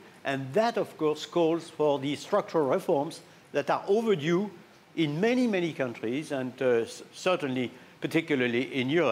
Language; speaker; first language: English; non-native, fluent; French